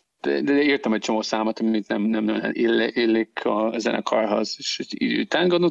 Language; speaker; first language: Hungarian; non-native, fluent; English